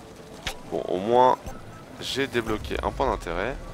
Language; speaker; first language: French; native; French